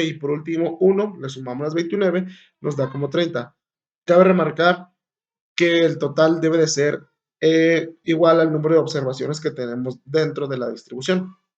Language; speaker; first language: Spanish; native; Spanish